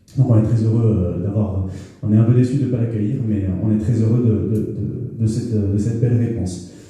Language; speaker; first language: French; native; French